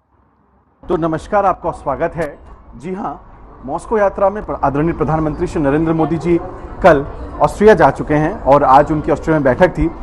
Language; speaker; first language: Hindi; native; Hindi